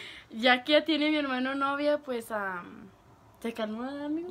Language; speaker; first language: Spanish; early bilingual, heritage; Spanish